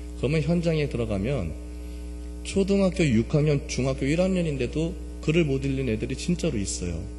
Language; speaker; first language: Korean; native; Korean